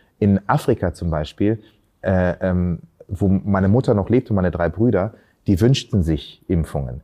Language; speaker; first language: German; early bilingual, other home language; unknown